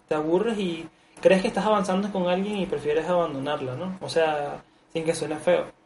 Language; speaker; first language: Spanish; native; Spanish